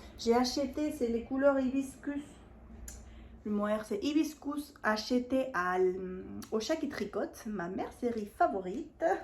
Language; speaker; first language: French; non-native, fluent; Spanish